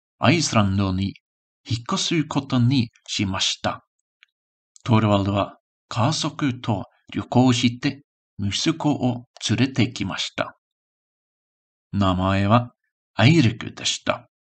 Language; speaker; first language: Japanese; non-native, learner; English